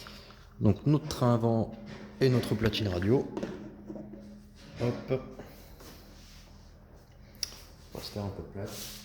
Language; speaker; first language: French; native; French